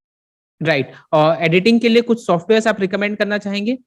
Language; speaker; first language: Hindi; native; Hindi